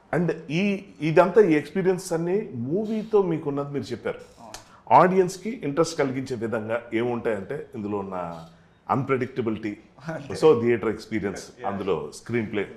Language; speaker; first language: Telugu; native; Telugu